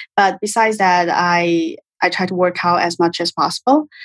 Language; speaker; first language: English; non-native, fluent; Chinese